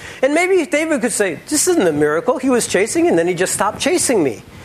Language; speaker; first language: English; native; English